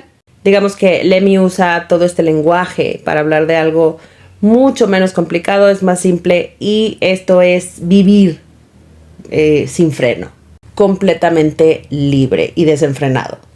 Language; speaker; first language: Spanish; native; Spanish